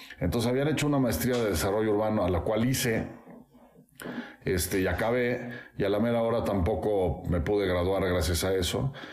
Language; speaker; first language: Spanish; native; Spanish